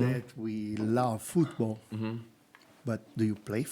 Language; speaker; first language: English; non-native, learner; Portuguese